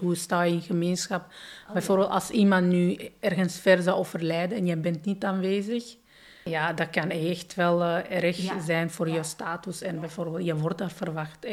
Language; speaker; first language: Dutch; non-native, fluent; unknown